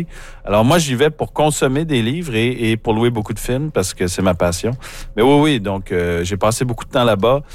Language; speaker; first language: French; native; French